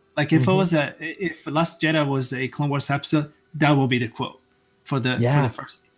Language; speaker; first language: English; non-native, fluent; Italian